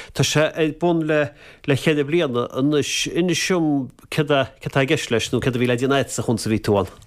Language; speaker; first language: Irish; native; Irish